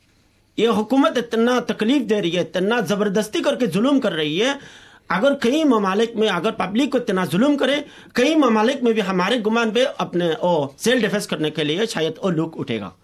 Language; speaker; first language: Hindi; non-native, fluent; Rohingya